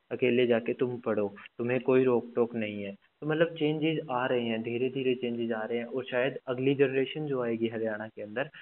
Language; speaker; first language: Hindi; native; Hindi